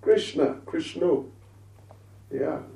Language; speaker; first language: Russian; non-native, learner; English